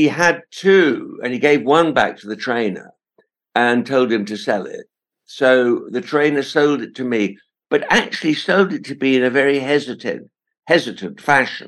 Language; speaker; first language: English; native; English